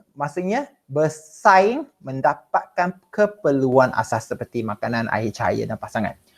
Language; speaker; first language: Malay; non-native, local second language; Chinese